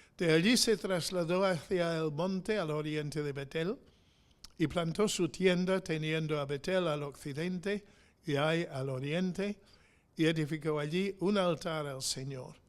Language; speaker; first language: Spanish; non-native, fluent; English